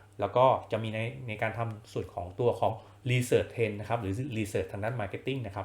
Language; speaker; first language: Thai; native; Thai